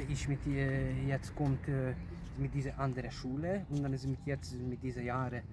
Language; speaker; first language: German; non-native, learner; Hungarian